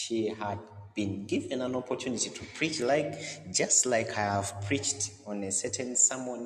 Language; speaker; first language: English; non-native, local second language; Ganda